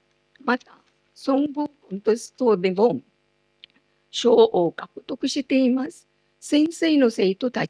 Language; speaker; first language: Japanese; non-native, fluent; Marathi